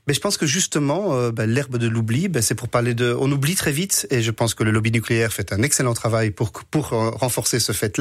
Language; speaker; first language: French; native; French